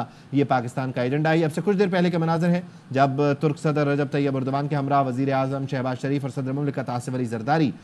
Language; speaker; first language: Urdu; native; Urdu